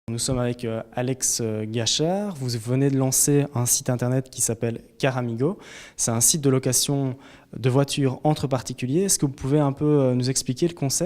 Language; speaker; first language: French; native; French